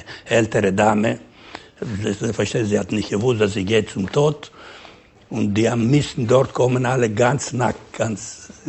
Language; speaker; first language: German; non-native, learner; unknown